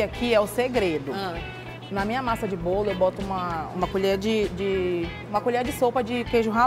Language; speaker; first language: Portuguese; native; Portuguese